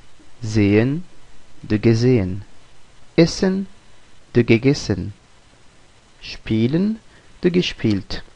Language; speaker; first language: German; non-native, fluent; French